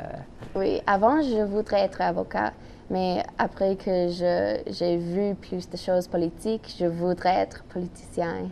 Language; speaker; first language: French; non-native, local second language; English